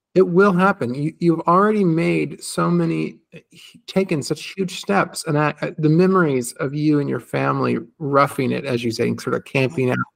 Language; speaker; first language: English; native; English